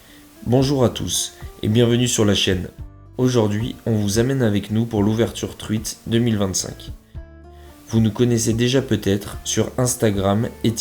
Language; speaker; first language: French; native; French